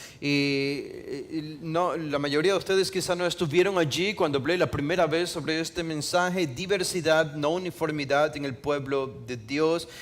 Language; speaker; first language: Spanish; native; Spanish